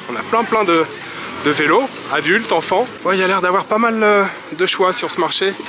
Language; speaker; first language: French; native; French